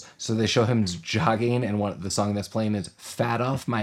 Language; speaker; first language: English; native; English